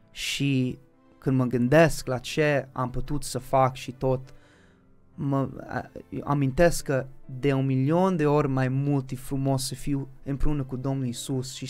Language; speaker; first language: Romanian; early bilingual, heritage; Romanian